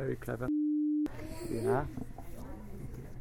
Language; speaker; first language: English; non-native, fluent; French